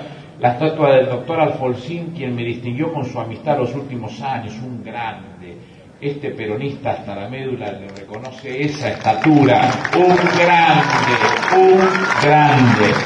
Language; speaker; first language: Spanish; native; Spanish